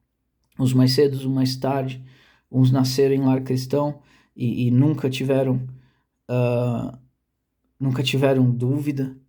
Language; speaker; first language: Portuguese; native; Portuguese